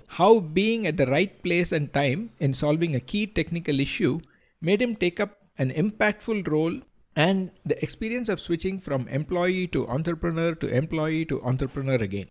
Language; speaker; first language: English; non-native, local second language; Tamil